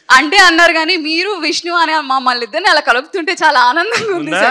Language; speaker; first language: Telugu; native; Telugu